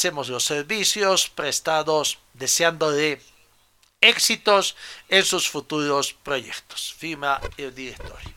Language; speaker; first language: Spanish; native; Spanish